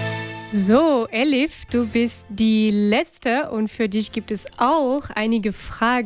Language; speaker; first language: German; non-native, fluent; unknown